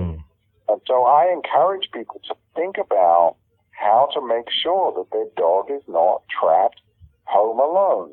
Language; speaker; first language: English; native; English